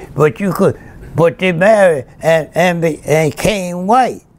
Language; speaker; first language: English; native; English